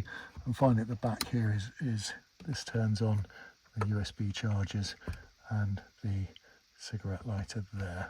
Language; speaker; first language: English; native; English